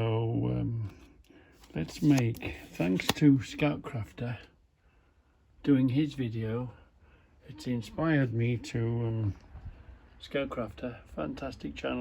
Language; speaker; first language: English; native; English